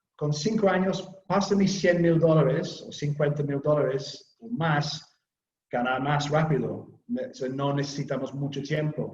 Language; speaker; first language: Spanish; non-native, learner; English